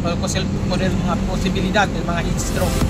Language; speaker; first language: Filipino; non-native, local second language; Chavacano